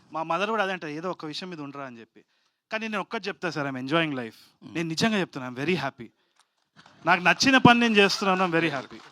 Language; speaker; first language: Telugu; native; Telugu